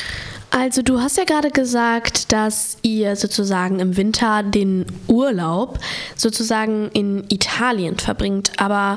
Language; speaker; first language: German; native; German